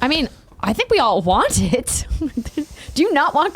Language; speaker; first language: English; native; English